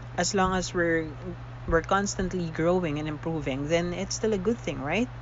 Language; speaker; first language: English; non-native, local second language; Filipino